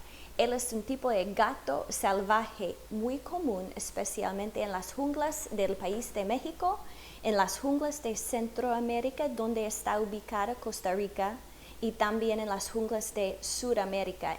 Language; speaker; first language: Spanish; non-native, fluent; English